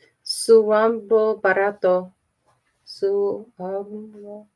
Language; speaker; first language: Spanish; non-native, learner; English